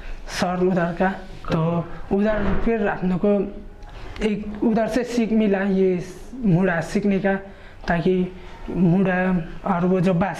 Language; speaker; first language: Hindi; non-native, local second language; Khasi